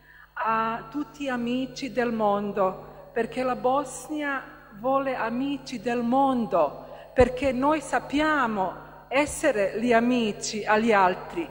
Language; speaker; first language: Italian; non-native, fluent; Bosnian